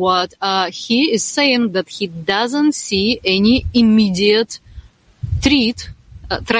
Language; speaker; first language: English; non-native, fluent; Russian